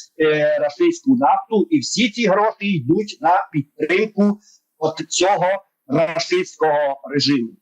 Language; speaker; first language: Ukrainian; non-native, local second language; Hungarian